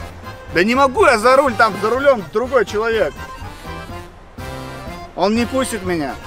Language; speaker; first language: Russian; native; Russian